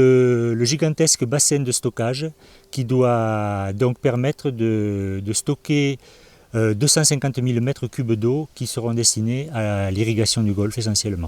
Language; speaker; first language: French; native; French